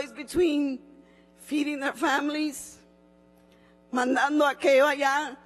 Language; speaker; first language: English; early bilingual, other home language; Spanish